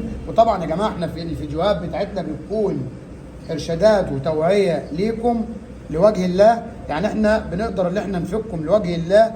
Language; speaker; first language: Arabic; native; Arabic